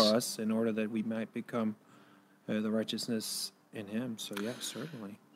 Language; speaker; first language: English; non-native, fluent; Danish